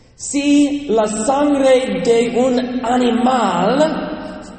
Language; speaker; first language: Spanish; non-native, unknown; English